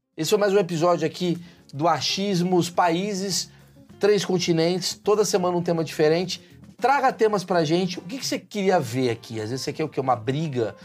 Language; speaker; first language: Portuguese; native; Portuguese